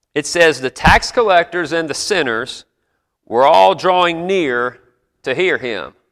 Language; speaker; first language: English; native; English